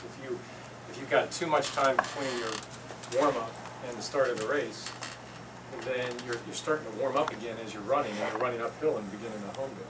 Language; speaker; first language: English; native; English